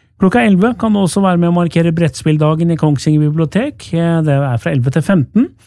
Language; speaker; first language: Norwegian; native; Norwegian